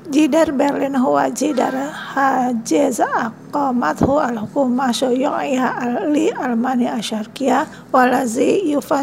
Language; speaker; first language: Arabic; non-native, learner; Indonesian